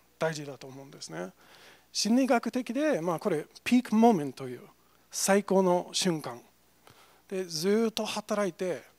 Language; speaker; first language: Japanese; non-native, fluent; English